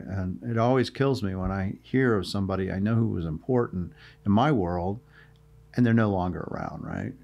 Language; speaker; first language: English; native; English